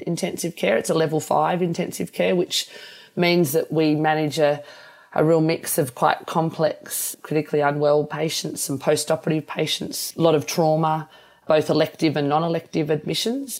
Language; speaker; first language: English; native; English